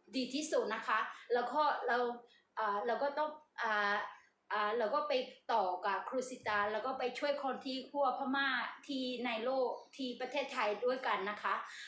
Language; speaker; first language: Thai; non-native, learner; Burmese